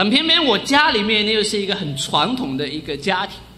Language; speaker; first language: Chinese; native; Chinese